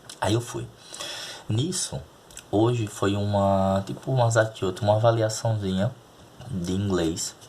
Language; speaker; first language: Portuguese; native; Portuguese